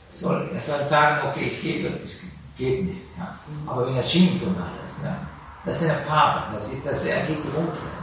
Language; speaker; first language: German; non-native, learner; Sinhala